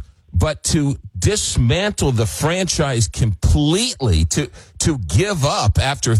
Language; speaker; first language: English; native; English